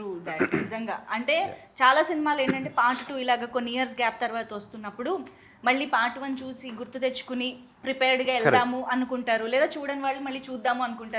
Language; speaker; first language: Telugu; native; Telugu